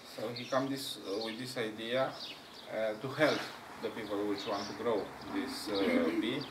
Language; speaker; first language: English; non-native, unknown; Romanian